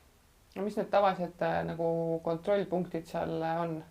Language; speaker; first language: Estonian; native; Estonian